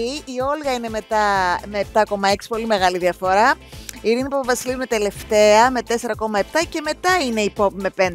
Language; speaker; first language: Greek; native; Greek